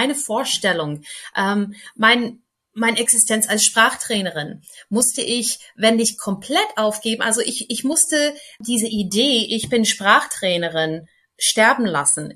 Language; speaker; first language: German; non-native, fluent; English